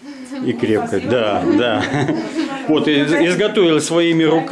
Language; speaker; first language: Russian; native; Russian